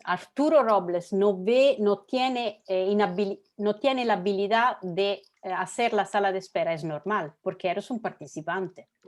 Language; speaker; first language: Spanish; non-native, fluent; Italian